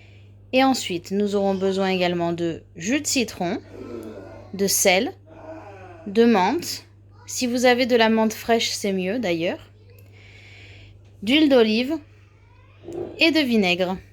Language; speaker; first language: French; native; French